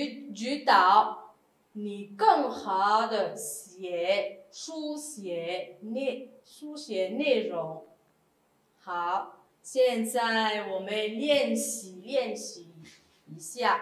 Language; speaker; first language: Chinese; non-native, fluent; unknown